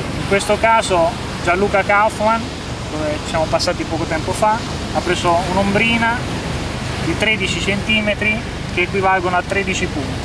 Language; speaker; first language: Italian; native; Italian